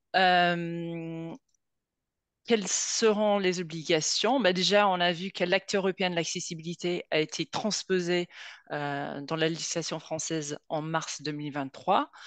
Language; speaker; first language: French; native; French